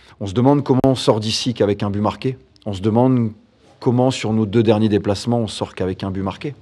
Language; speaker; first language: French; native; French